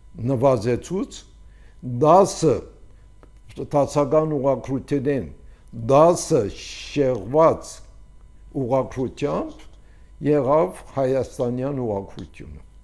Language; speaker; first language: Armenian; early bilingual, heritage; Armenian